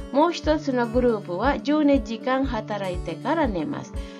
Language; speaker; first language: Japanese; non-native, fluent; Indonesian